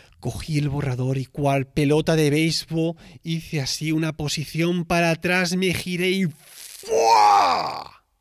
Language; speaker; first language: Spanish; native; Spanish